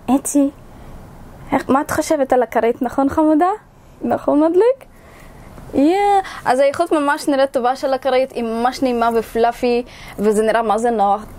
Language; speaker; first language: Hebrew; early bilingual, other home language; Russian